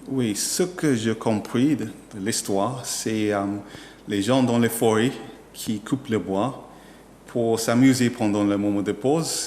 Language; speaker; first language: French; non-native, learner; English